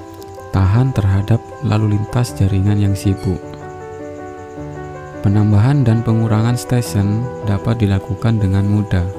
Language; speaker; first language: Indonesian; native; Indonesian